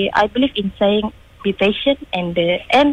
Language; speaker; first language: English; non-native, local second language; Malay